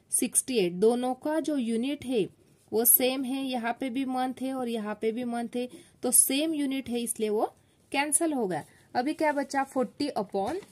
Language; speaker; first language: Hindi; non-native, local second language; Marathi